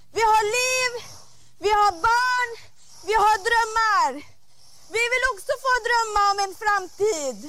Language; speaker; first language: Swedish; non-native, fluent; Arabic